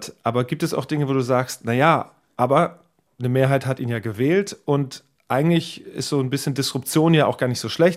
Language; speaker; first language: German; native; German